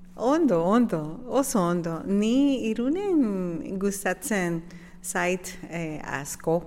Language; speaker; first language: Basque; non-native, learner; Spanish